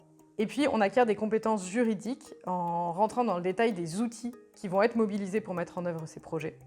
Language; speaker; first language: French; native; French